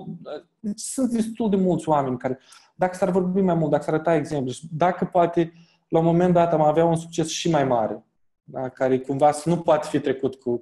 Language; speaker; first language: Romanian; native; Romanian